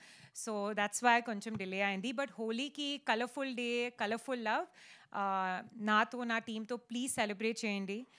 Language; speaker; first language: Telugu; non-native, learner; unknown